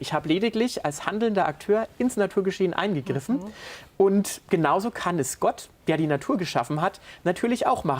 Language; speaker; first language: German; native; German